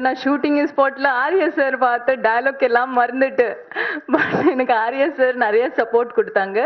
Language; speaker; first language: Tamil; non-native, learner; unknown